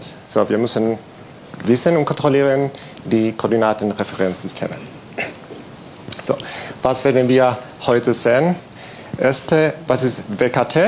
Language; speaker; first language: German; non-native, learner; Spanish